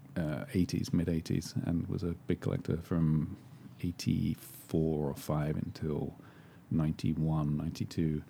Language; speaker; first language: English; native; English